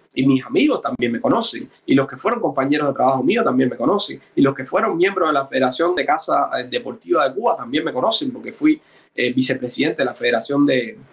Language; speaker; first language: Spanish; native; Spanish